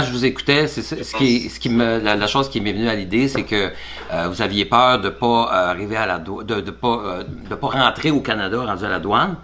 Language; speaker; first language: French; native; French